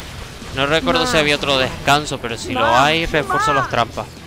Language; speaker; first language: Spanish; native; Spanish